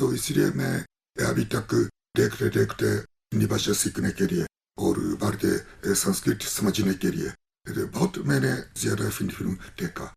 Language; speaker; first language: Hindi; non-native, fluent; Japanese